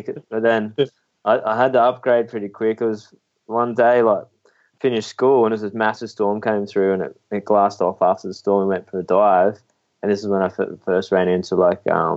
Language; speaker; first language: English; native; English